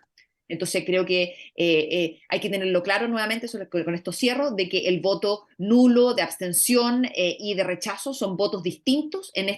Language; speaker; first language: Spanish; native; Spanish